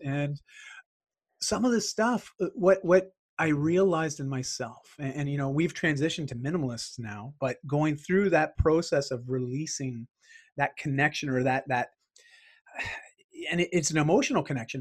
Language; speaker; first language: English; native; English